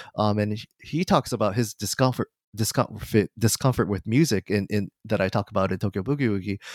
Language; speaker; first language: English; non-native, fluent; Japanese